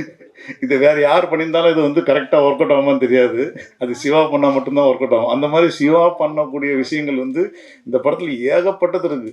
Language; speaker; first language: Tamil; native; Tamil